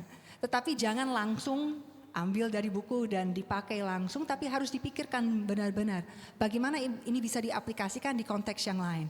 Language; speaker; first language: Indonesian; non-native, fluent; English